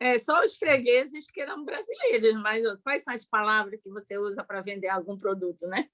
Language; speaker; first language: Portuguese; early bilingual, other home language; Japanese